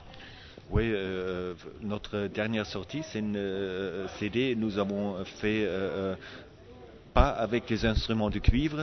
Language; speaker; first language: French; non-native, fluent; German